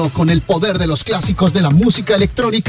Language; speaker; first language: Spanish; native; Spanish